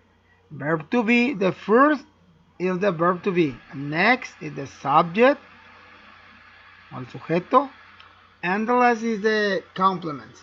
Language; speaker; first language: English; non-native, learner; Spanish